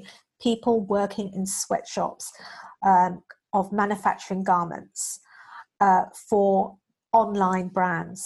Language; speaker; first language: English; native; English